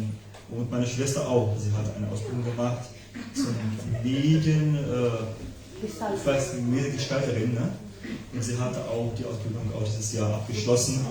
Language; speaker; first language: German; early bilingual, other home language; Portuguese